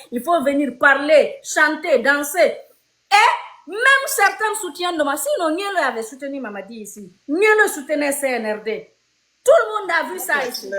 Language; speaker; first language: French; non-native, local second language; Fula